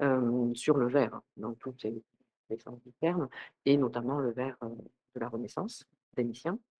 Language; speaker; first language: French; native; French